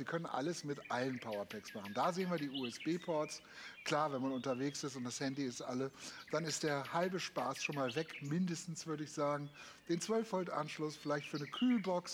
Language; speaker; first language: German; native; German